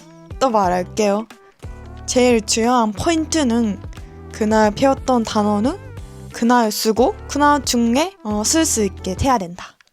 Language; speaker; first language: Korean; non-native, learner; Japanese